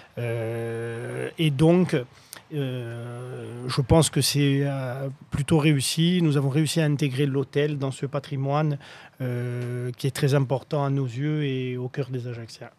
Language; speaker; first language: French; native; French